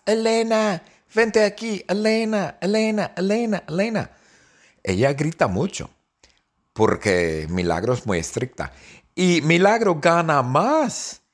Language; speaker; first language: Spanish; non-native, fluent; English